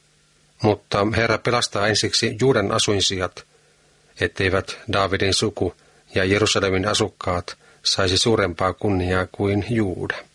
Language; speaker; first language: Finnish; native; Finnish